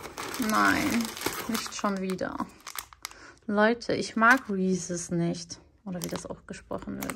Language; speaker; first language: German; early bilingual, other home language; Turkish